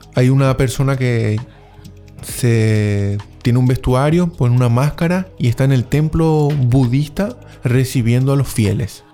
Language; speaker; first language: Spanish; native; Spanish